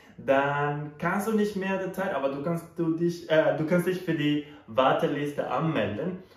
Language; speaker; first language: German; non-native, fluent; Spanish